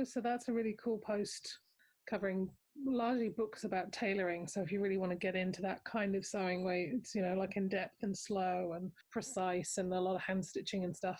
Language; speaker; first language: English; native; English